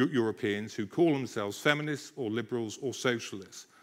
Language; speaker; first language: English; native; English